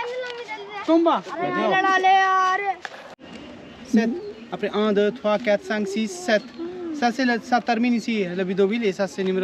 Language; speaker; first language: French; non-native, fluent; Hindi